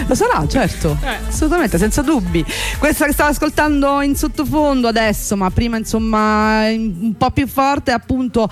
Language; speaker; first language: Italian; native; Italian